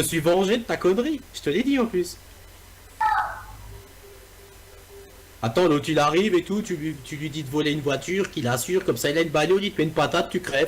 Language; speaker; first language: French; native; French